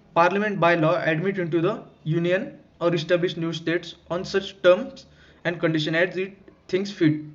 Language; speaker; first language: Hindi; non-native, local second language; Marathi